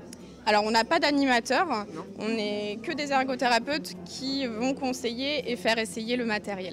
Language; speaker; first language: French; native; French